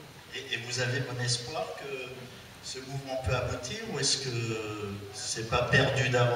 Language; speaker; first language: French; native; French